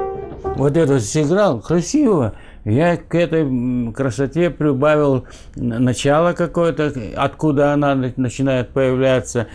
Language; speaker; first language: Russian; native; Russian